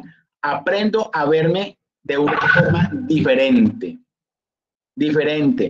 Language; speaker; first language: Spanish; native; Spanish